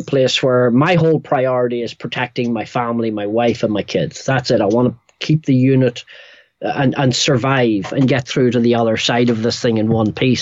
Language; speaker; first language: English; native; English